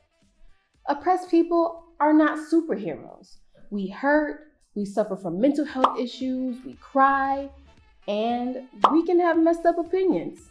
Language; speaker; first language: English; native; English